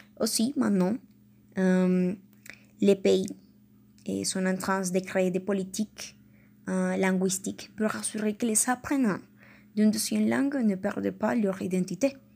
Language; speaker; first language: French; non-native, fluent; Spanish